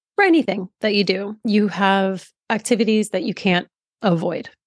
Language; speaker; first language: English; native; English